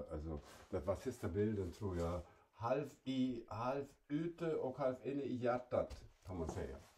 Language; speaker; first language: Swedish; non-native, fluent; German